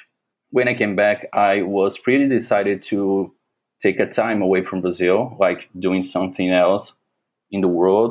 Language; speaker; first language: English; non-native, fluent; Portuguese